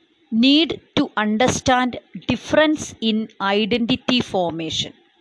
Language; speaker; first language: English; non-native, local second language; Malayalam